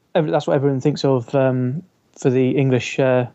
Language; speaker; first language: English; native; English